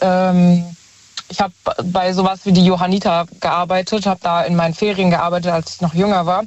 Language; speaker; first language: German; native; German